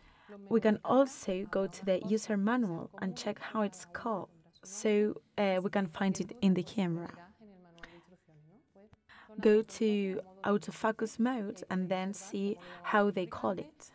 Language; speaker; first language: English; non-native, fluent; Spanish